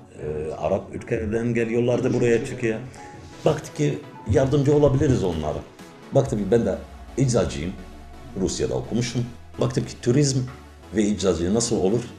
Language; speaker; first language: Turkish; non-native, learner; Arabic